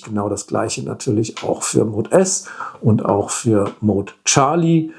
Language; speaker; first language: German; native; German